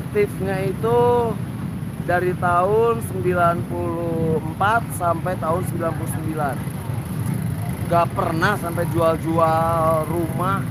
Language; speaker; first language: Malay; non-native, local second language; Sundanese